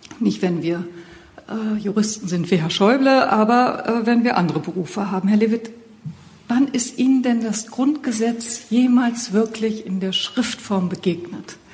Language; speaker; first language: German; native; German